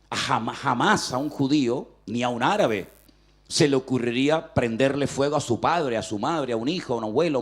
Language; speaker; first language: Spanish; native; Spanish